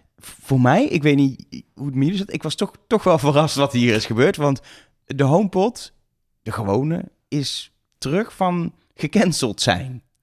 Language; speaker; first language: Dutch; native; Dutch